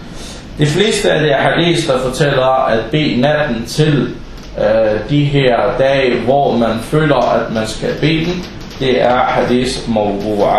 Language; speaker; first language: Danish; non-native, fluent; Arabic